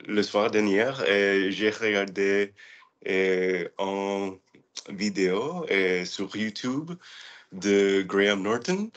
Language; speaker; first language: French; non-native, learner; English